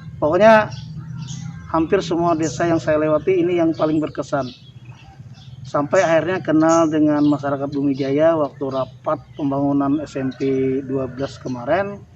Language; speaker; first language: Indonesian; non-native, local second language; Banjar